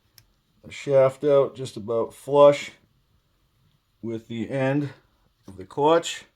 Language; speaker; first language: English; native; English